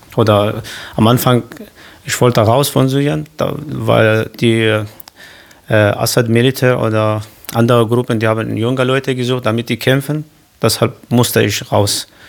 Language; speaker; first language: German; non-native, learner; Kurdish